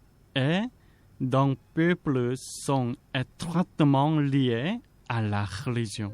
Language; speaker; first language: French; non-native, fluent; Korean